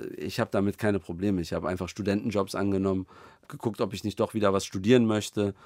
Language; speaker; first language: German; native; German